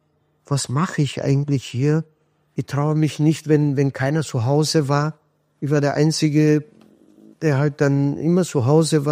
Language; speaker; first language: German; non-native, fluent; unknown